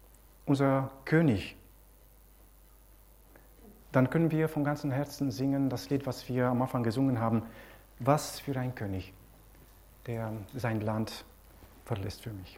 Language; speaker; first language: German; non-native, fluent; Romanian